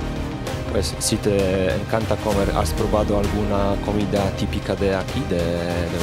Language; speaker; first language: Spanish; non-native, learner; Polish